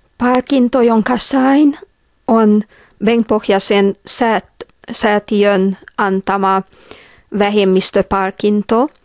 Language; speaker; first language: Finnish; non-native, fluent; Hungarian